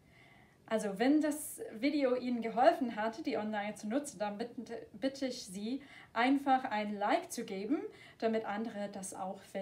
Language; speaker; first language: German; non-native, fluent; English